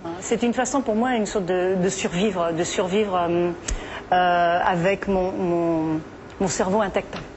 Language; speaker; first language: French; non-native, fluent; English